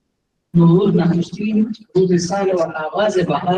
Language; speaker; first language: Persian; non-native, fluent; Urdu